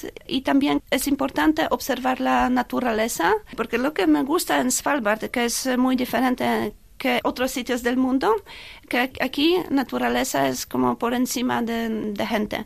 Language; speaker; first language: Spanish; non-native, fluent; Polish